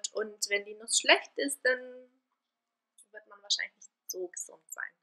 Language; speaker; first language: German; non-native, fluent; Bulgarian